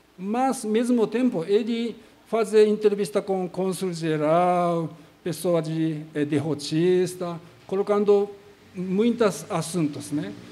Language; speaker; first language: Portuguese; non-native, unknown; Japanese